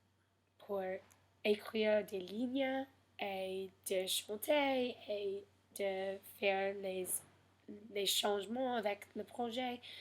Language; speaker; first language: French; non-native, learner; English